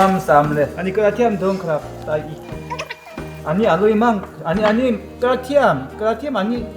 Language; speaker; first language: Thai; non-native, learner; Korean